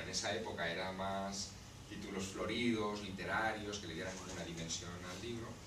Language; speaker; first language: Spanish; native; Spanish